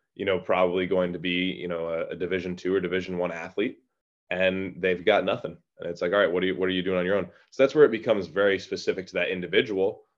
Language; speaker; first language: English; native; English